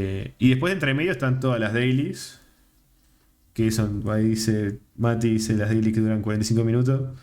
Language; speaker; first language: Spanish; native; Spanish